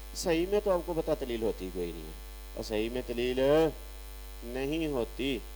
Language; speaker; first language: Urdu; non-native, local second language; Punjabi